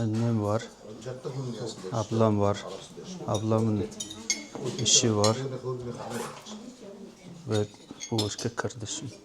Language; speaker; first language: Turkish; non-native, fluent; Mongolian